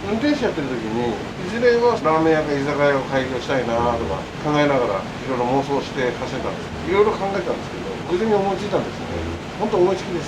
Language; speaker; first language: Japanese; native; Japanese